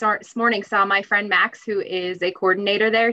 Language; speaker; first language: English; native; English